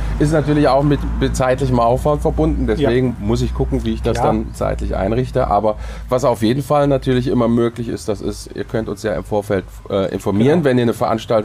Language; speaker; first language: German; native; German